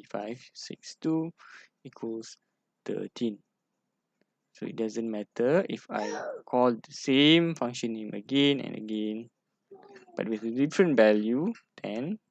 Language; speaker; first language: English; non-native, local second language; Malay